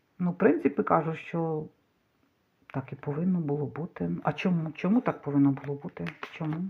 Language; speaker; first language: Ukrainian; non-native, local second language; Russian